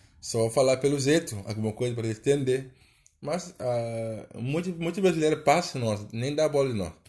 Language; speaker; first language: Portuguese; non-native, learner; Wolof